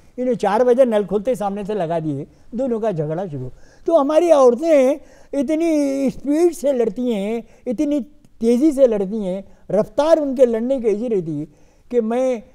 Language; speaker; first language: Hindi; non-native, local second language; Urdu